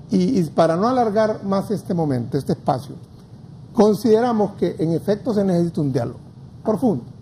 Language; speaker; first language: Spanish; native; Spanish